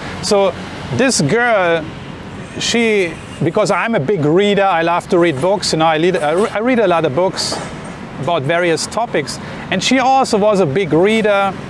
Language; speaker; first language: English; non-native, fluent; German